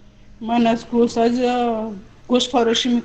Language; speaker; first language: Persian; non-native, learner; Urdu